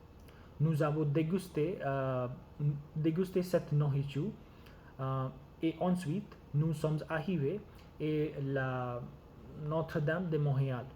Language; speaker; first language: French; non-native, learner; Gujarati